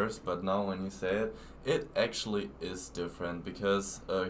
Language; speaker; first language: English; non-native, fluent; German